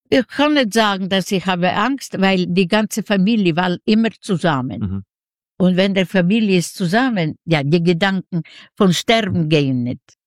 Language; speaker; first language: German; non-native, learner; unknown